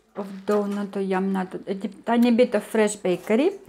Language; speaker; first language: English; non-native, fluent; Russian